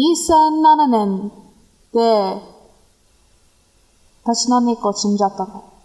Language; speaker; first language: Japanese; non-native, learner; English